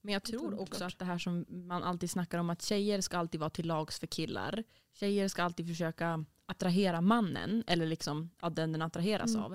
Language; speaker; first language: Swedish; native; Swedish